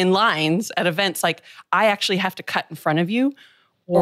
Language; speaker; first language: English; native; English